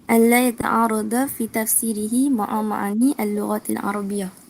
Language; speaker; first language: Arabic; non-native, learner; Malay